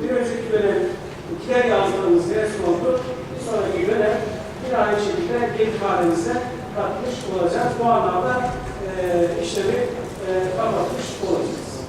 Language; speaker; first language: Turkish; native; Turkish